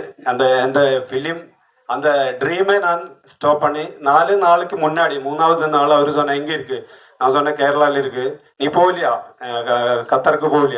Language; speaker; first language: Tamil; non-native, learner; Malayalam